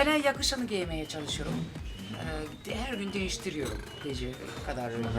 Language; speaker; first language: Turkish; early bilingual, heritage; Turkish